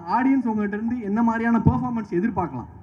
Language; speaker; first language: Tamil; native; Tamil